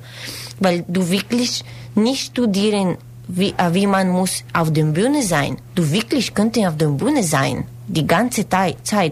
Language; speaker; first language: German; non-native, learner; Spanish